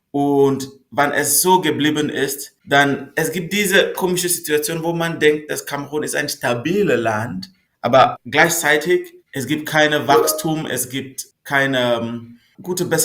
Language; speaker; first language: German; non-native, fluent; Northern Sotho